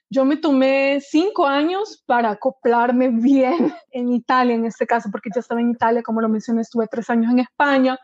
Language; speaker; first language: Spanish; native; Spanish